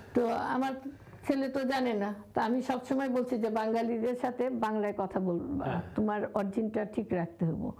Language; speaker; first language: Bangla; native; Bangla